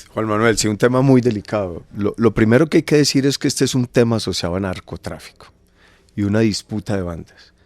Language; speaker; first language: Spanish; native; Spanish